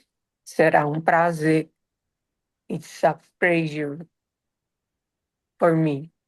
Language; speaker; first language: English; non-native, learner; Portuguese